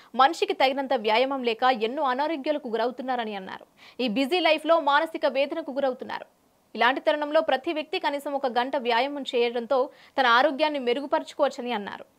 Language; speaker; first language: Telugu; native; Telugu